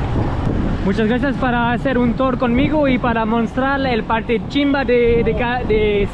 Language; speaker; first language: Spanish; non-native, learner; French